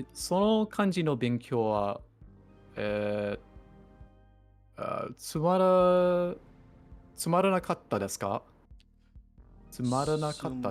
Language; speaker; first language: Japanese; non-native, learner; English